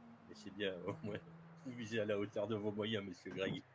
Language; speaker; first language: French; native; French